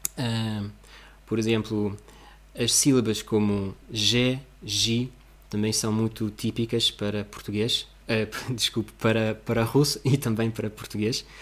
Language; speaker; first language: Portuguese; non-native, fluent; Russian